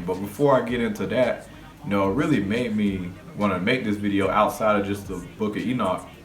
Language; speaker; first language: English; native; English